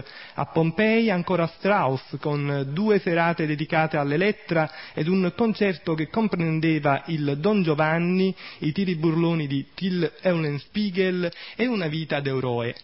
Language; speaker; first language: Italian; native; Italian